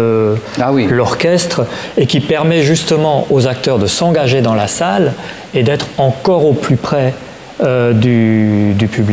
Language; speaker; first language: French; native; French